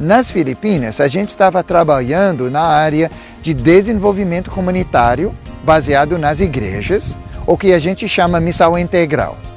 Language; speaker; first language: Portuguese; non-native, fluent; English